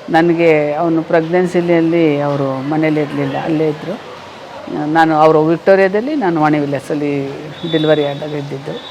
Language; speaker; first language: Kannada; native; Kannada